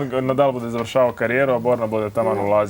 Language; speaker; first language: Croatian; native; Croatian